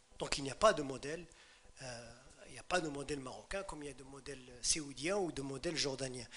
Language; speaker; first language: French; non-native, local second language; Arabic